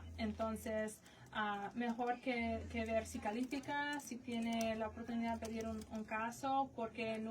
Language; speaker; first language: Spanish; non-native, fluent; English